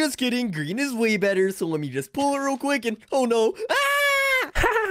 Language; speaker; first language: English; native; English